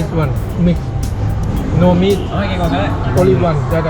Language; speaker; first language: English; non-native, learner; Thai